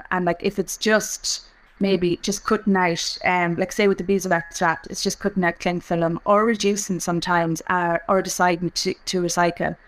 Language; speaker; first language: English; native; English